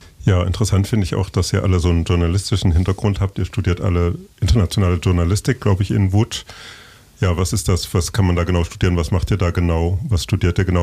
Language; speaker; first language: German; native; German